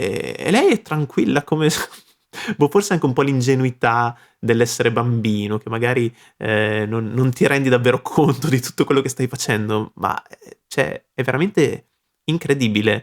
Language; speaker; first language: Italian; native; Italian